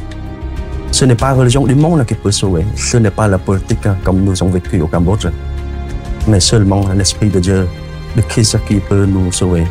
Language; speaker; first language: French; non-native, fluent; Khmer